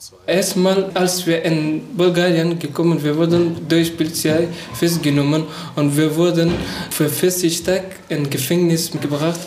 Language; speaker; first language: German; non-native, learner; Persian